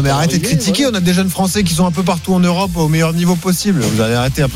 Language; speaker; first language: French; native; French